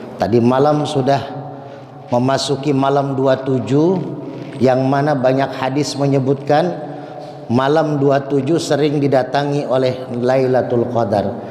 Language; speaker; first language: Indonesian; native; Indonesian